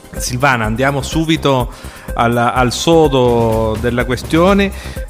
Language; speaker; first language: Italian; early bilingual, heritage; Italian